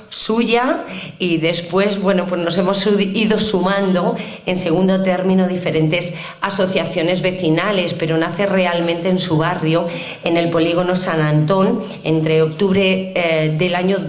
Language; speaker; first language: Spanish; native; Spanish